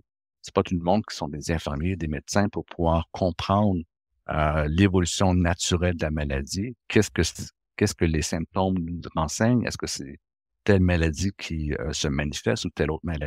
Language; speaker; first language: French; native; French